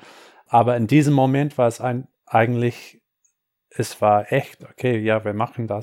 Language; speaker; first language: German; non-native, fluent; English